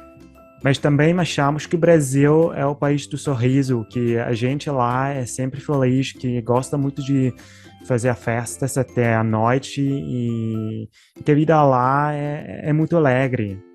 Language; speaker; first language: Portuguese; non-native, fluent; Italian